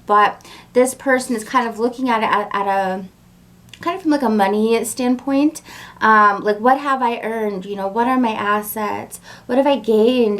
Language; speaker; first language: English; native; English